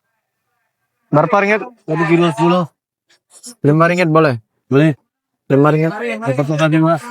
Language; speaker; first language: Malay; non-native, learner; Tamil